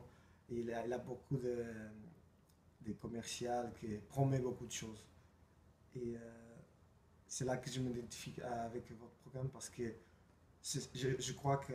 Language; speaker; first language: French; non-native, fluent; Spanish